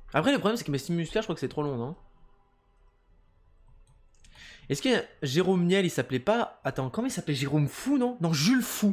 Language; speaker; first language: French; native; French